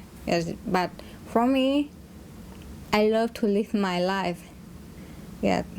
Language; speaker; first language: English; non-native, learner; Thai